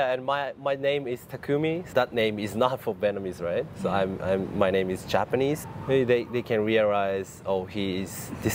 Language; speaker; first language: English; non-native, fluent; Japanese